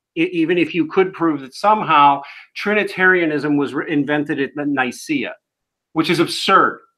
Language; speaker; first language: English; native; English